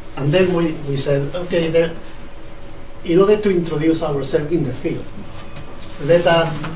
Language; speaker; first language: English; non-native, fluent; Spanish